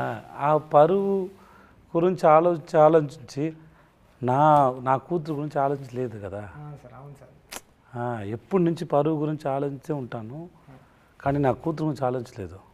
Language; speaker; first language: Telugu; non-native, learner; Tamil